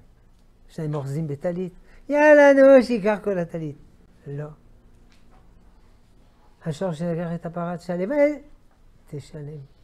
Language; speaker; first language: Hebrew; non-native, fluent; French